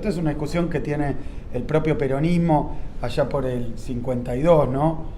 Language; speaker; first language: Spanish; native; Spanish